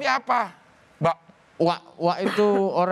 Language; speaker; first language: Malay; non-native, local second language; Javanese